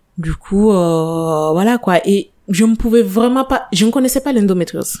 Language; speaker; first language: French; non-native, fluent; Italian